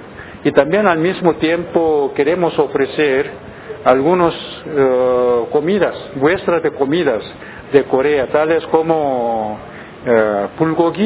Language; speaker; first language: Spanish; non-native, learner; Korean